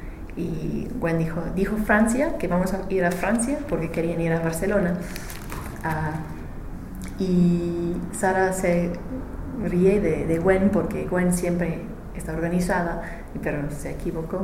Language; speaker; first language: Spanish; non-native, learner; English